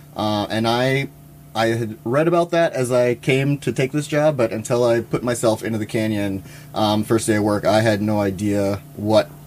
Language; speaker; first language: English; native; English